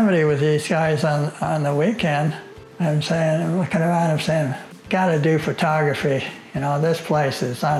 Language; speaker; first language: English; native; English